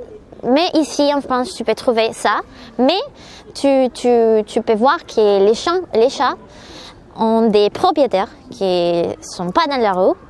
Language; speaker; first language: French; non-native, learner; Spanish